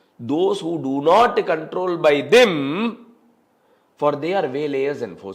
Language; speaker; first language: English; non-native, local second language; Tamil